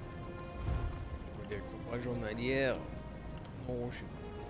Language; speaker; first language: French; native; French